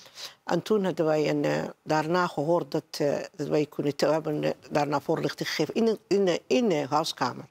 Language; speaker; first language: Dutch; non-native, learner; Somali